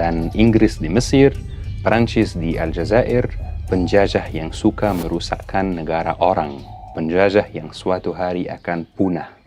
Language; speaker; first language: Indonesian; non-native, fluent; Arabic